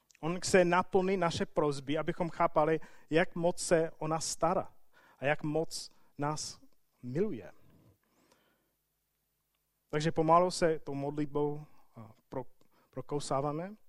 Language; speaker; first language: Czech; non-native, fluent; English